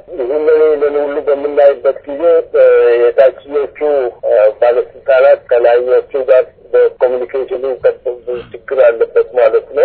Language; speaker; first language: Amharic; non-native, local second language; Oromo